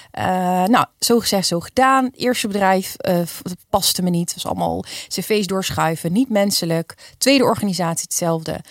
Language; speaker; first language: Dutch; native; Dutch